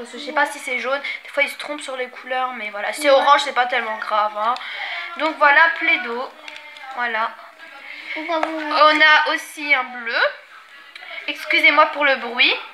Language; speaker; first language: French; native; French